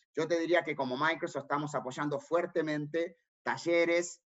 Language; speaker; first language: Spanish; native; Spanish